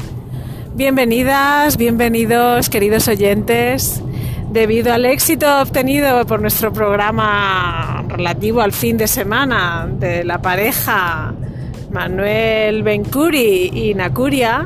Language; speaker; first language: Spanish; native; Spanish